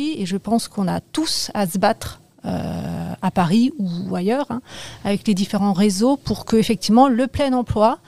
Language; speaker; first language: French; native; French